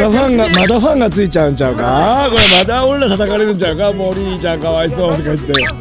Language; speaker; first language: Japanese; native; Japanese